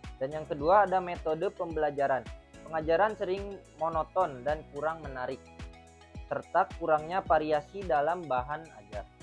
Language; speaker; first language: Indonesian; native; Indonesian